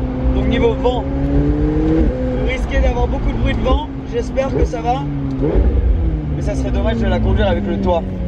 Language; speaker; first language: French; native; French